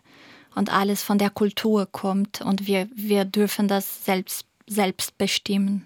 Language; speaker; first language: German; non-native, fluent; Portuguese